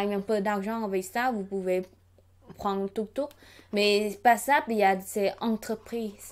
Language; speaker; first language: French; non-native, learner; Khmer